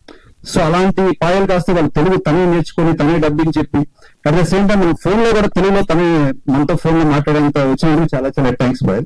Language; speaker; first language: Telugu; native; Telugu